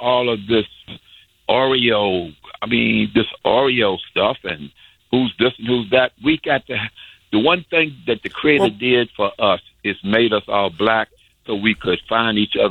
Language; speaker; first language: English; native; English